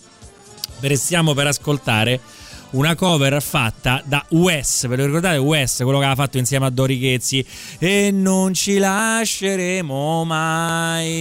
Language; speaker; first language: Italian; native; Italian